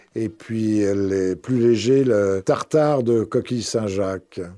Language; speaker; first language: French; native; French